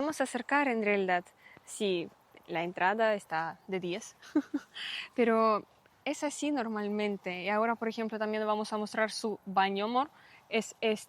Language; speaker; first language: Spanish; non-native, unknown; Russian